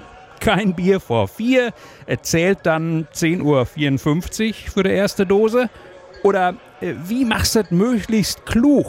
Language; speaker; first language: German; native; German